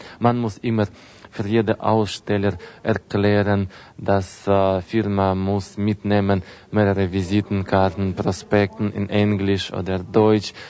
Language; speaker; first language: German; non-native, fluent; Russian